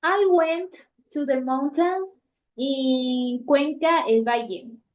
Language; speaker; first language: English; non-native, learner; Spanish